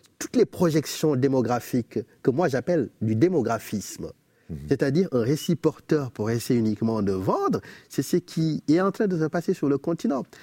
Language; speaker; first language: French; non-native, local second language; Wolof